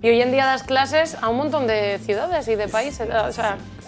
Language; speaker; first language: Spanish; native; Spanish